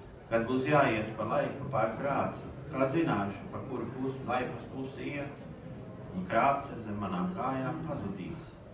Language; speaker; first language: Latvian; early bilingual, heritage; Latvian